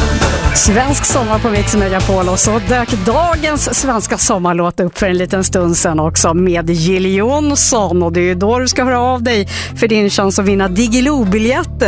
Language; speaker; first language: Swedish; native; Swedish